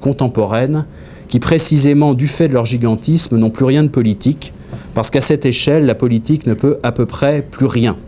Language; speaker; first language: French; native; French